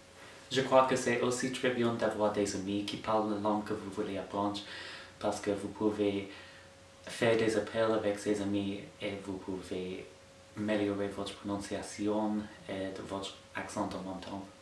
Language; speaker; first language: French; non-native, fluent; English